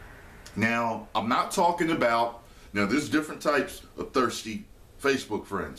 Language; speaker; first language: English; native; English